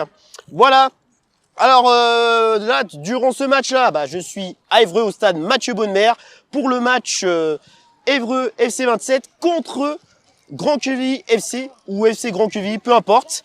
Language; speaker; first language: French; native; French